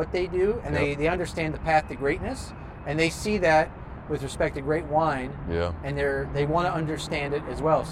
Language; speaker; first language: English; native; English